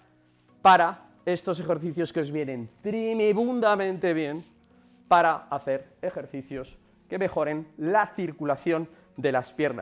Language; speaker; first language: Spanish; native; Spanish